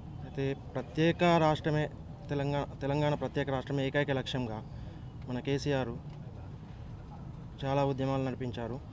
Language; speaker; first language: Telugu; native; Telugu